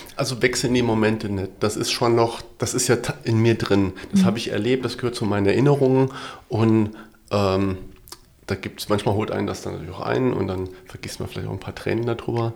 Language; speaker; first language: German; native; German